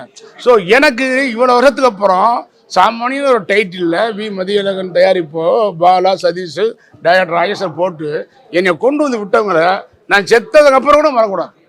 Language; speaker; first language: Tamil; native; Tamil